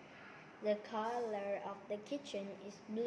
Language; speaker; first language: English; non-native, learner; Vietnamese